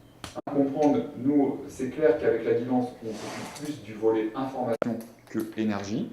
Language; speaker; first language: French; native; French